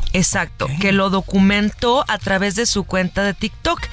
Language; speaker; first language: Spanish; native; Spanish